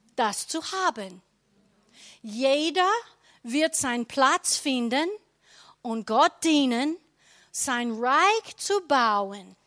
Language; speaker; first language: German; non-native, learner; English